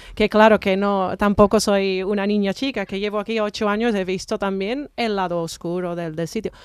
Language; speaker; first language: Spanish; non-native, fluent; English